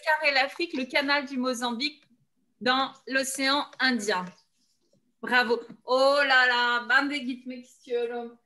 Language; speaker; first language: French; non-native, fluent; Turkish